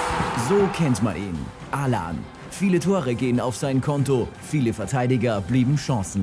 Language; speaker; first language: German; native; German